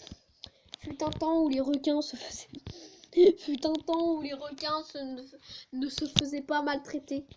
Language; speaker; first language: French; native; French